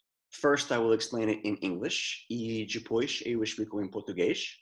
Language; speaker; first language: Portuguese; non-native, fluent; English